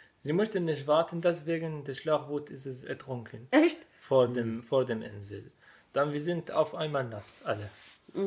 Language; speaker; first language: German; non-native, learner; Arabic